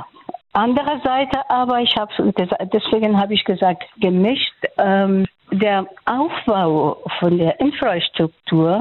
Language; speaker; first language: German; non-native, fluent; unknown